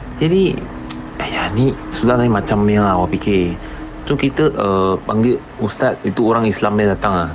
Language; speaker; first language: Malay; non-native, local second language; Chinese